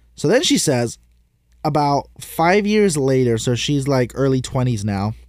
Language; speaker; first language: English; native; English